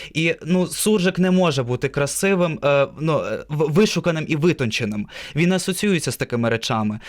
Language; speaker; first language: Ukrainian; non-native, local second language; Russian